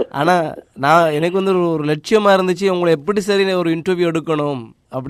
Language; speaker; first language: Tamil; native; Tamil